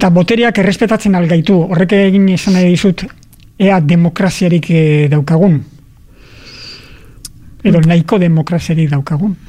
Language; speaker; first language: Basque; native; Basque